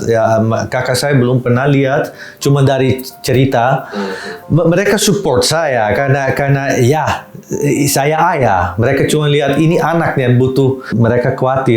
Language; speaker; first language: Indonesian; non-native, fluent; Dutch